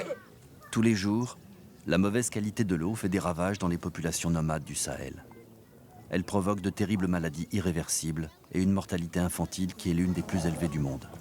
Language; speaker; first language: French; native; French